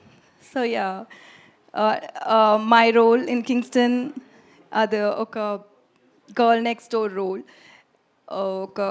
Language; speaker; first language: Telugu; non-native, learner; Tamil